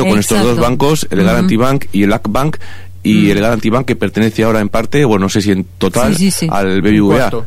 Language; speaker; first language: Spanish; native; Spanish